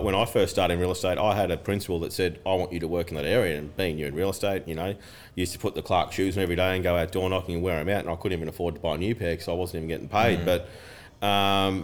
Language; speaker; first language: English; native; English